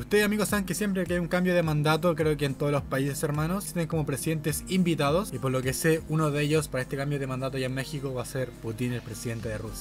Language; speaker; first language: Spanish; native; Spanish